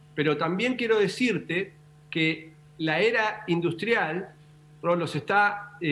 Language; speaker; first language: Spanish; native; Spanish